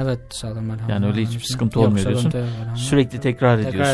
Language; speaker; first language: Turkish; native; Turkish